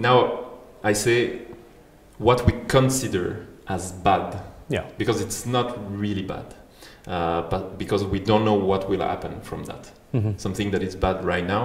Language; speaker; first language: English; non-native, fluent; French